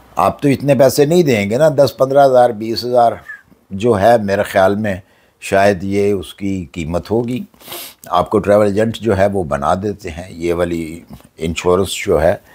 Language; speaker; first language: Urdu; non-native, local second language; Punjabi